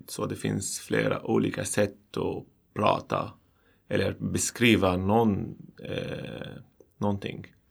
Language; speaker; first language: Swedish; non-native, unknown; Arabic